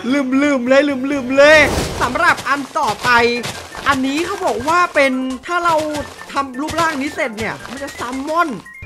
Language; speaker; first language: Thai; native; Thai